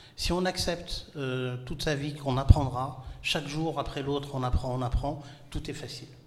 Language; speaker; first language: French; non-native, local second language; Arabic